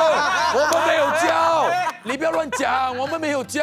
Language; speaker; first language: Chinese; native; Chinese